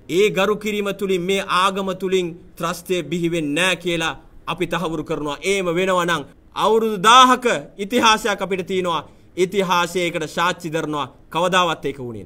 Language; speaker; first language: Sinhala; non-native, local second language; Tamil